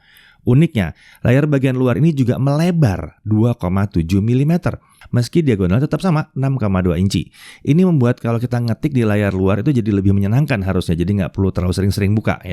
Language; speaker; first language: Indonesian; native; Indonesian